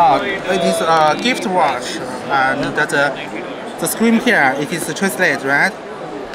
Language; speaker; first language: English; non-native, learner; Chinese